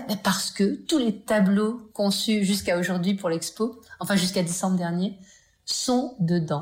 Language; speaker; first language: French; native; French